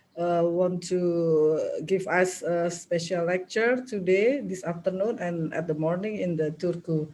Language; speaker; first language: English; non-native, local second language; Indonesian